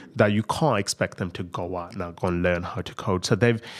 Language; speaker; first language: English; non-native, local second language; Punjabi